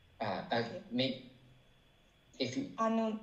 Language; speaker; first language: English; non-native, learner; Vietnamese